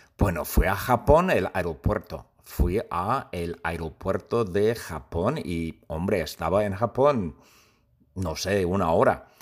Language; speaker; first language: Spanish; non-native, fluent; English